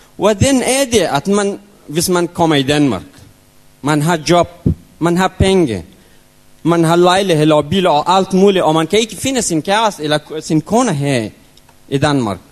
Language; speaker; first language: Danish; non-native, learner; Persian